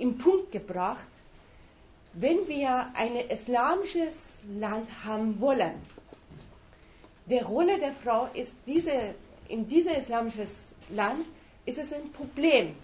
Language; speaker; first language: German; non-native, fluent; Persian